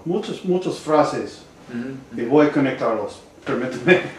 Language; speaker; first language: Spanish; non-native, learner; English